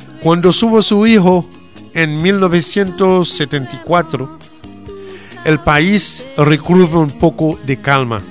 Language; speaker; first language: Spanish; non-native, fluent; Haitian Creole